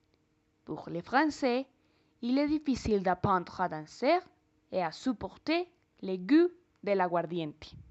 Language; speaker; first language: French; non-native, learner; Spanish